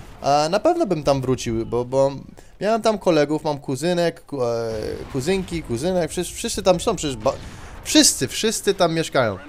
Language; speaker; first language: Polish; early bilingual, heritage; Polish